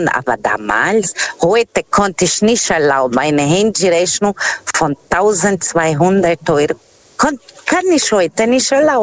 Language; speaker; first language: German; non-native, learner; Portuguese